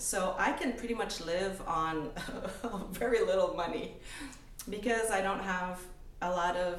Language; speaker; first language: English; native; English